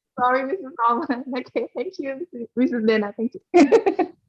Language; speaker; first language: English; non-native, learner; Indonesian